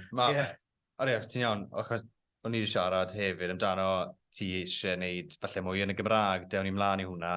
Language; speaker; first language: Welsh; native; Welsh